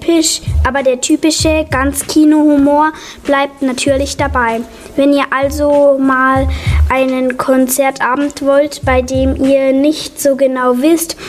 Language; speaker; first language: German; native; German